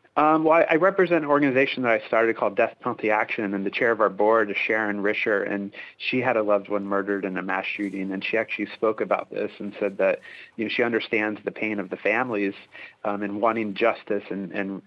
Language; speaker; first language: English; native; English